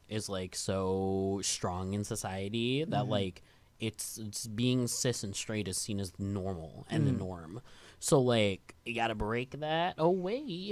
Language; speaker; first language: English; native; English